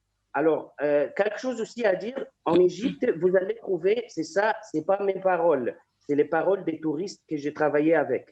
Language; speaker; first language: French; non-native, fluent; Arabic